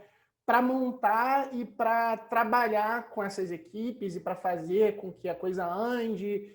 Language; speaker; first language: Portuguese; native; Portuguese